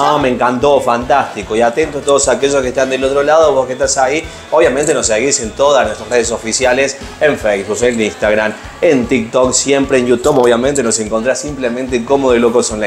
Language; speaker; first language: Spanish; native; Spanish